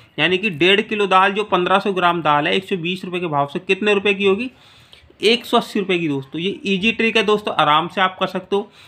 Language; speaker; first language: Hindi; native; Hindi